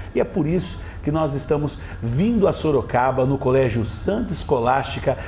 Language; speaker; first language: Portuguese; native; Portuguese